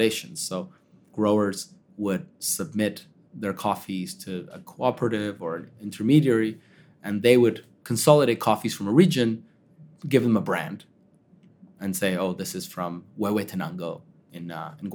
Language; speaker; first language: English; early bilingual, other home language; Spanish